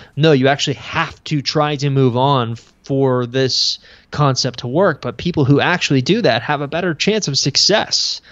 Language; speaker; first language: English; native; English